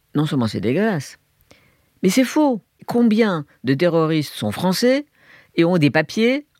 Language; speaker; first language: French; native; French